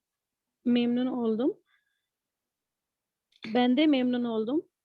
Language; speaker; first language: Turkish; non-native, learner; Urdu